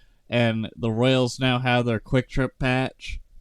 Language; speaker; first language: English; native; English